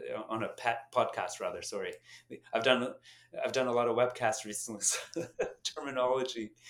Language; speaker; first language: English; non-native, fluent; Albanian